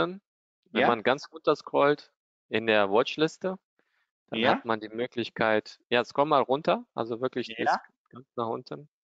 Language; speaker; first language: German; native; German